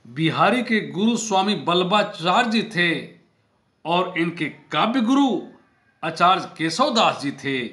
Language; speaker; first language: Hindi; native; Hindi